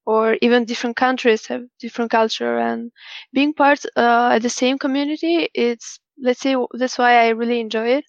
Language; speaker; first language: English; non-native, fluent; Albanian